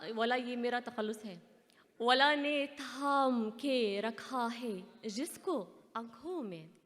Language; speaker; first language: Urdu; non-native, fluent; Arabic